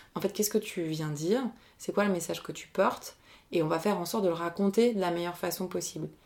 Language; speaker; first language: French; native; French